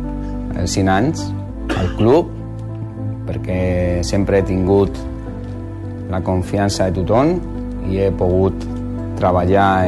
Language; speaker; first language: Catalan; non-native, fluent; Spanish